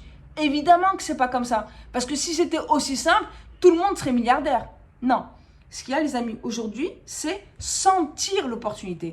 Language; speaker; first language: French; native; French